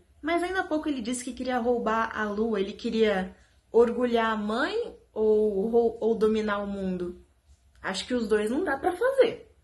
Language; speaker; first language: Portuguese; native; Portuguese